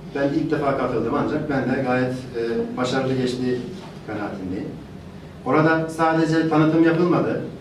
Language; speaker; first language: Turkish; native; Turkish